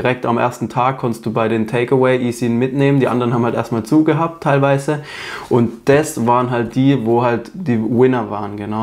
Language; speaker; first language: German; native; German